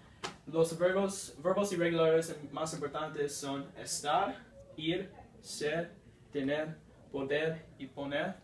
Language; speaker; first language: Spanish; non-native, learner; English